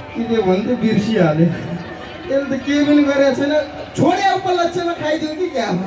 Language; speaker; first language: Nepali; native; Nepali